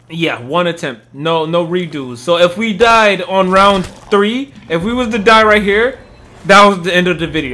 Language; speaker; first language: English; native; English